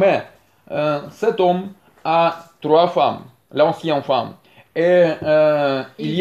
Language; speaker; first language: French; non-native, learner; Russian